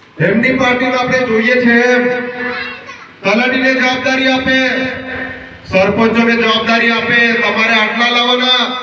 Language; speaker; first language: Gujarati; native; Gujarati